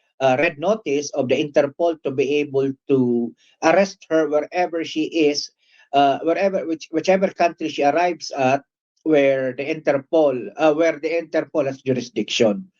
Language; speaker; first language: English; non-native, local second language; Filipino